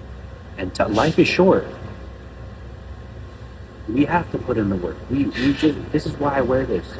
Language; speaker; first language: English; native; English